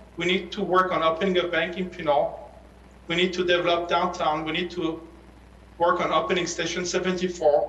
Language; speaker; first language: English; early bilingual, other home language; Persian